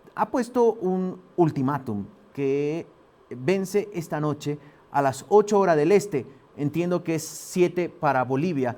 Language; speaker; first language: Spanish; native; Spanish